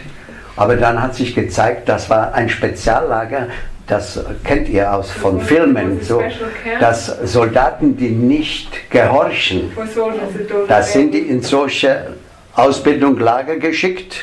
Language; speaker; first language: German; non-native, fluent; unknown